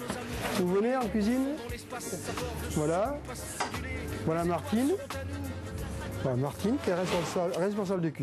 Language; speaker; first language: French; native; French